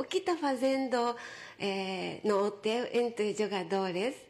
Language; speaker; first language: Portuguese; non-native, fluent; Japanese